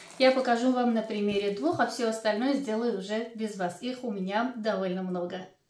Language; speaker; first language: Russian; non-native, local second language; Armenian